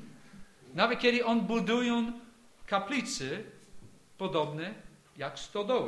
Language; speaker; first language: Polish; non-native, fluent; English